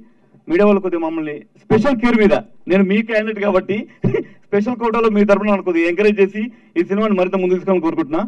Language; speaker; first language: Telugu; native; Telugu